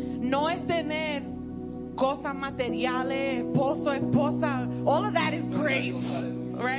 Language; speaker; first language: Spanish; early bilingual, heritage; Spanish